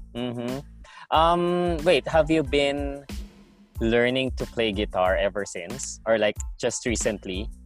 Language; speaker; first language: English; non-native, local second language; Filipino